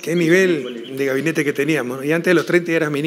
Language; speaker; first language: Spanish; native; Spanish